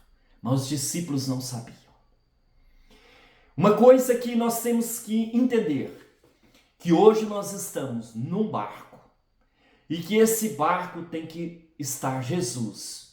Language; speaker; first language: Portuguese; native; Portuguese